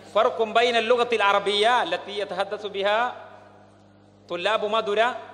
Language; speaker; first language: Arabic; non-native, fluent; Malayalam